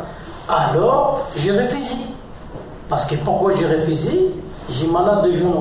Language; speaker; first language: French; non-native, learner; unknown